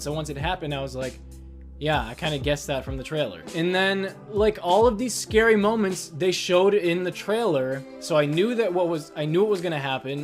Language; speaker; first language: English; native; English